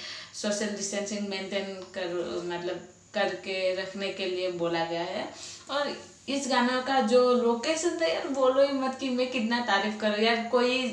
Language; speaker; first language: Hindi; non-native, local second language; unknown